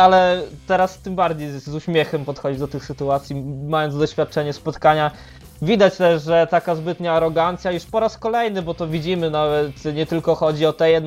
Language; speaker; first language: Polish; native; Polish